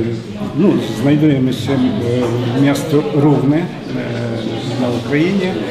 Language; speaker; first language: Polish; non-native, learner; Ukrainian